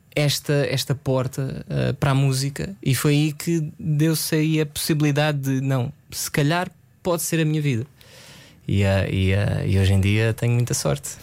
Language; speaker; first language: Portuguese; early bilingual, other home language; French